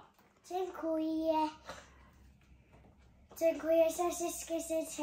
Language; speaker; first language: Polish; early bilingual, heritage; Polish